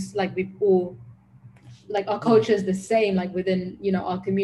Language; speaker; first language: English; native; English